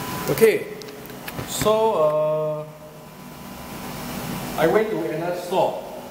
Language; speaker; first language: English; non-native, local second language; Chinese